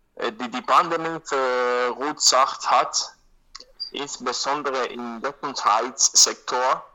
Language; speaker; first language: German; non-native, learner; Spanish